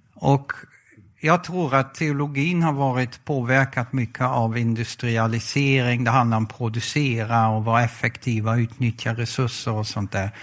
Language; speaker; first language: Swedish; non-native, fluent; Dutch